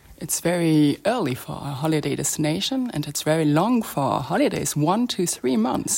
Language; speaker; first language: English; non-native, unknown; French